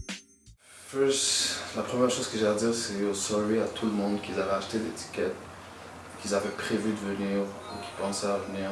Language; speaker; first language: French; native; French